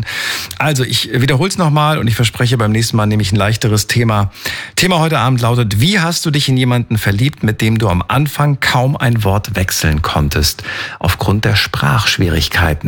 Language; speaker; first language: German; native; German